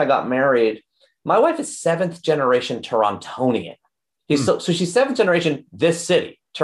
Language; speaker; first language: English; native; English